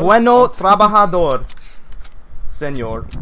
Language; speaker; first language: Spanish; non-native, learner; English